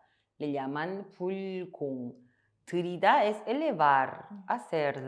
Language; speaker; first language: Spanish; non-native, fluent; Korean